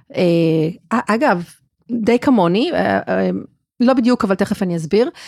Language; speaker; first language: Hebrew; non-native, fluent; English